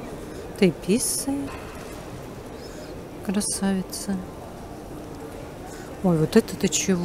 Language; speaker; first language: Russian; native; Russian